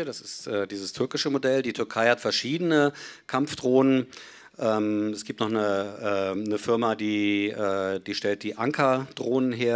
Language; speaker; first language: German; native; German